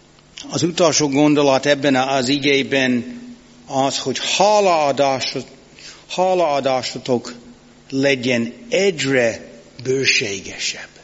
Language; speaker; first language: Hungarian; non-native, fluent; English